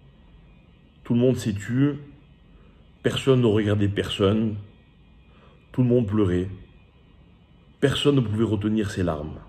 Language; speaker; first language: French; native; French